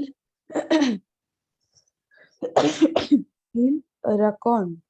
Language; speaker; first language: French; non-native, learner; Bangla